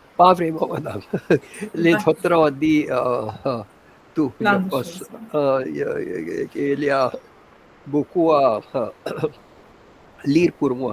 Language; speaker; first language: French; non-native, fluent; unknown